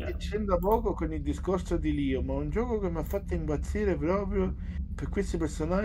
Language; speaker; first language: Italian; native; Italian